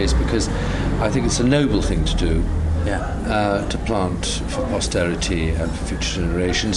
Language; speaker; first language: English; native; English